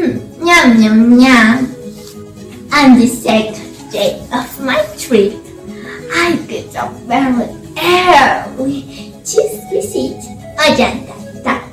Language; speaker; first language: English; non-native, learner; Spanish